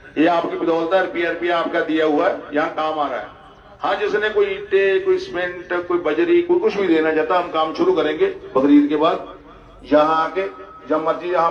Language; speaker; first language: Urdu; non-native, local second language; Punjabi